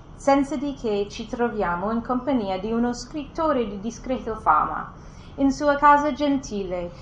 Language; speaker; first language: Italian; non-native, fluent; English